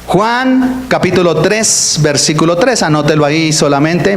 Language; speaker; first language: Spanish; native; Spanish